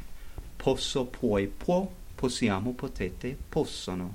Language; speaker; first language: Italian; non-native, fluent; English